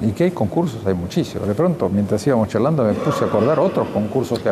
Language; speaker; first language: Spanish; native; Spanish